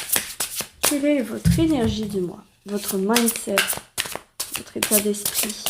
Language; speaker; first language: French; native; French